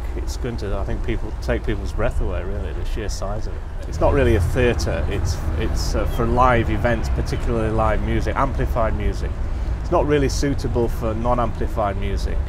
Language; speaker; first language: English; native; English